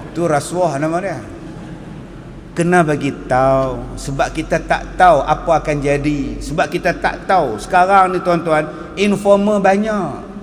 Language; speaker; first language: Malay; native; Malay